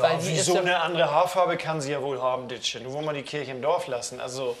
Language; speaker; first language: German; native; German